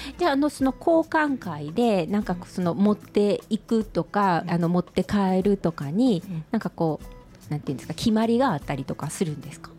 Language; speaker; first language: Japanese; native; Japanese